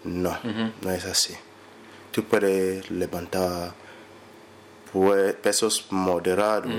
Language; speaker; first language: Spanish; non-native, learner; English